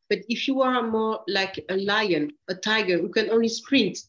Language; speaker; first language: English; early bilingual, other home language; French